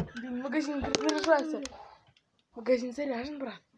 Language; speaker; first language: Russian; native; Russian